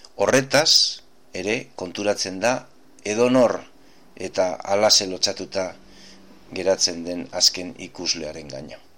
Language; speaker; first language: Basque; native; Basque